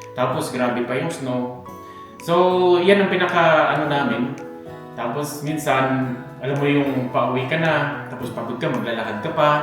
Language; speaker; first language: Filipino; native; Filipino